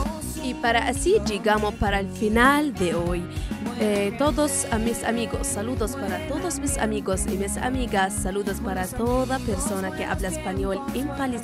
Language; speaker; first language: Spanish; non-native, fluent; Arabic